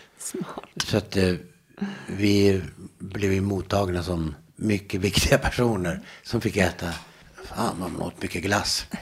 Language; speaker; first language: Swedish; native; Swedish